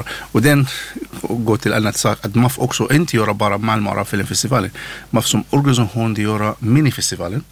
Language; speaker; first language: Swedish; non-native, learner; Arabic